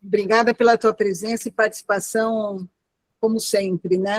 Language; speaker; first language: Portuguese; native; Portuguese